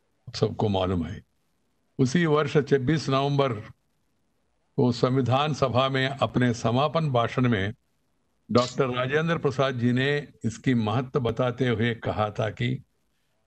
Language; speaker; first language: Hindi; non-native, local second language; Telugu